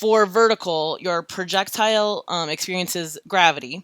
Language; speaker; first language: English; native; English